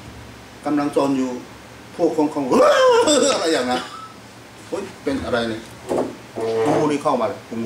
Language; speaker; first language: Thai; non-native, fluent; Korean